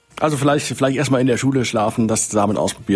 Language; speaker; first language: German; native; German